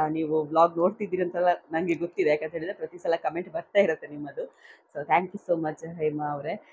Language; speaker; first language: Kannada; non-native, local second language; Tulu